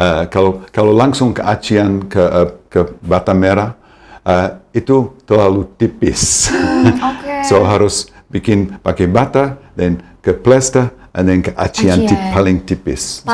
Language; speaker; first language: Indonesian; non-native, fluent; English